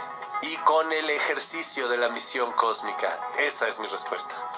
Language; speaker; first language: Spanish; native; Spanish